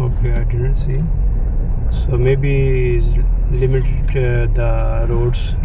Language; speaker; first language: English; non-native, learner; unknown